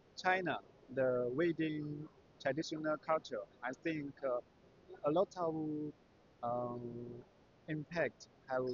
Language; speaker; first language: English; non-native, learner; Chinese